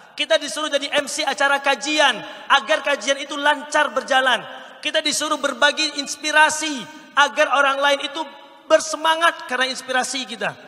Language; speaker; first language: Indonesian; native; Indonesian